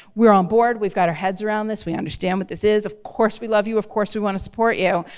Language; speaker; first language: English; native; English